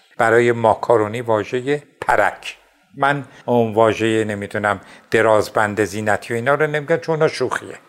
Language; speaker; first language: Persian; non-native, local second language; Azerbaijani